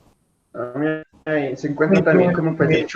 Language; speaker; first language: Spanish; native; Spanish